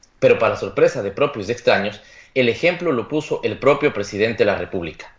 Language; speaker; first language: Spanish; native; Spanish